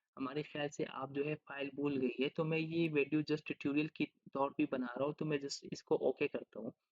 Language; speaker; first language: Urdu; non-native, local second language; Pashto